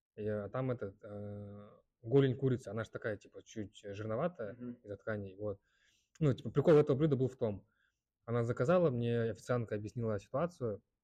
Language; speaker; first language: Russian; early bilingual, other home language; Kyrgyz